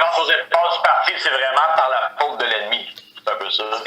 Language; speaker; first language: French; native; French